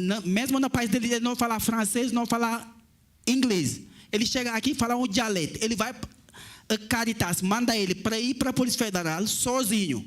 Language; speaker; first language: Portuguese; non-native, learner; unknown